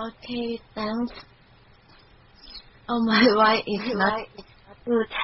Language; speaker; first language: English; non-native, learner; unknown